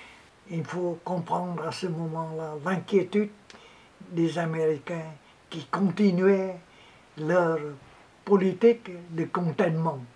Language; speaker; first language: French; non-native, local second language; Vietnamese